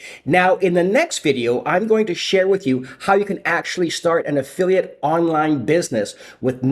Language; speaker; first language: English; native; English